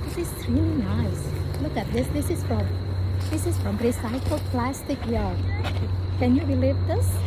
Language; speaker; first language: English; non-native, fluent; Indonesian